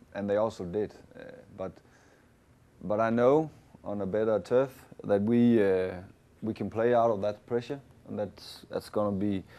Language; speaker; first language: English; non-native, fluent; Danish